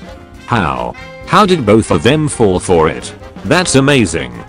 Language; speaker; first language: English; native; English